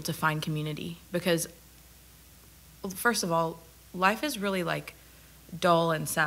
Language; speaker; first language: English; non-native, local second language; Afrikaans